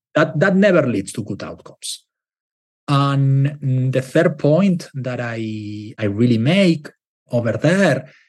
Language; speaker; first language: English; non-native, fluent; Spanish